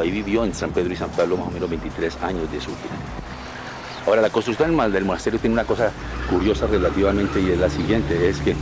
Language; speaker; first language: Spanish; native; Spanish